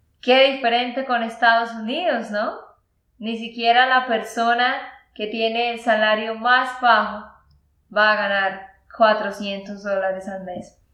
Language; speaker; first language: Spanish; native; Spanish